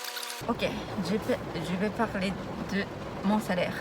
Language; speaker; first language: French; non-native, learner; Japanese